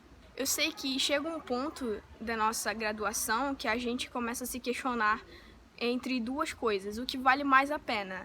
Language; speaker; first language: Portuguese; native; Portuguese